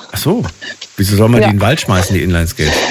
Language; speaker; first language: German; native; German